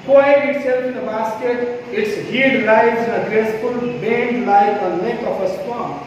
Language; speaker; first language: English; non-native, local second language; Hindi